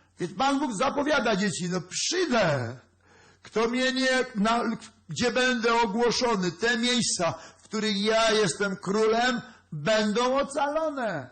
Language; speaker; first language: Polish; native; Polish